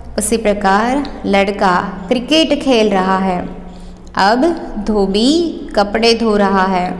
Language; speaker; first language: Hindi; non-native, local second language; Gujarati